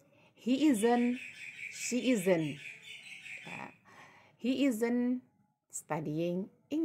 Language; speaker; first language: English; non-native, learner; Indonesian